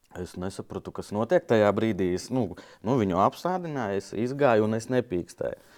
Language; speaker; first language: Latvian; non-native, local second language; Russian